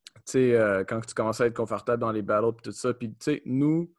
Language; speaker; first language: French; native; French